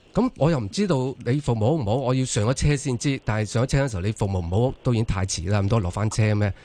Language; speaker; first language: Cantonese; native; Cantonese